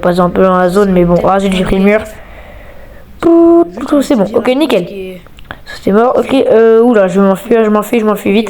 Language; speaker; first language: French; native; French